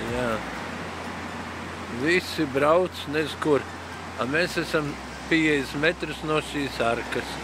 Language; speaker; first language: Latvian; native; Latvian